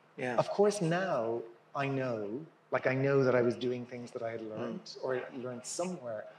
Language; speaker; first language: English; native; English